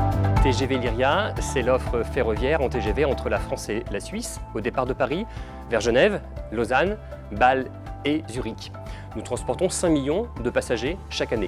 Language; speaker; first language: French; native; French